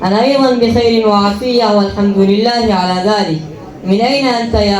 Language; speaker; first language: Arabic; non-native, learner; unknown